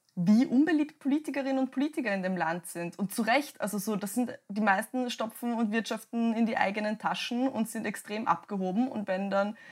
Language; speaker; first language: German; native; German